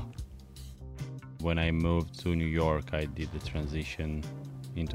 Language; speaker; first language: English; non-native, fluent; Italian